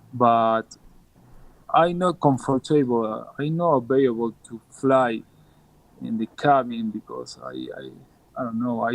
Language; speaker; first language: English; non-native, learner; Spanish